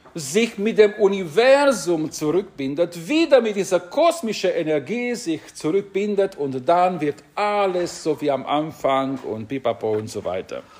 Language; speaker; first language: German; non-native, fluent; Romanian